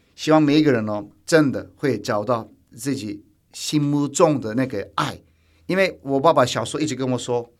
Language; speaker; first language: Chinese; non-native, fluent; Turkish